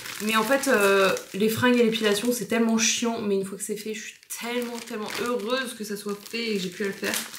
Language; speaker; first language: French; native; French